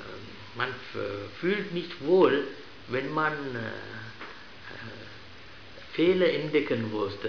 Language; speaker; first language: German; non-native, fluent; Sinhala